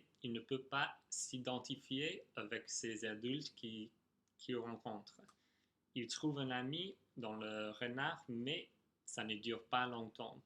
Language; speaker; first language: French; non-native, fluent; English